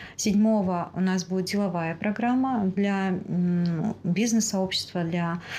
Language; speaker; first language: Russian; native; Russian